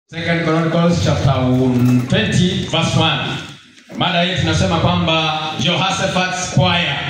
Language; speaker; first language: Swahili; non-native, local second language; Gusii